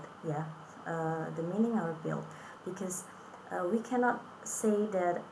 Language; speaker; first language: English; non-native, fluent; Indonesian